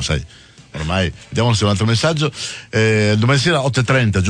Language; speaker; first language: Italian; native; Italian